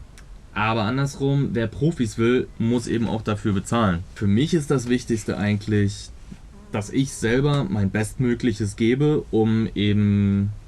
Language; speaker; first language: German; native; German